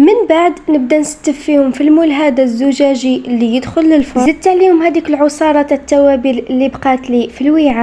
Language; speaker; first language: Arabic; native; Arabic